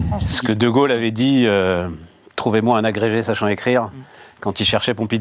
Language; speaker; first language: French; native; French